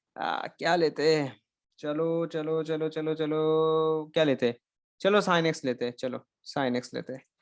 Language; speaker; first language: Hindi; non-native, local second language; Bangla